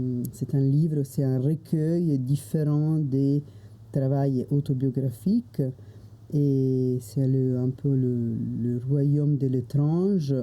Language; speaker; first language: French; non-native, fluent; Italian